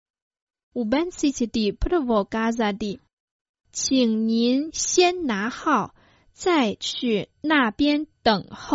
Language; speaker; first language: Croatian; non-native, fluent; Chinese